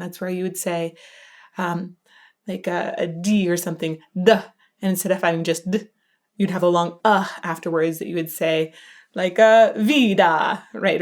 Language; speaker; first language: English; native; English